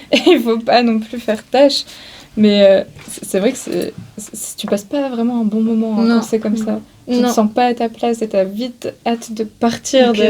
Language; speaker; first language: French; native; French